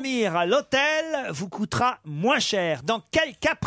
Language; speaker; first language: French; native; French